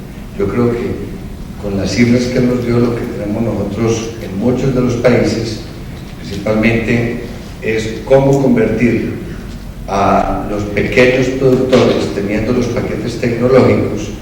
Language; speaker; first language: Spanish; native; Spanish